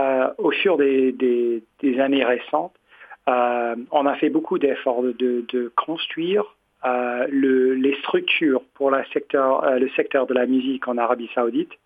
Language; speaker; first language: French; non-native, fluent; English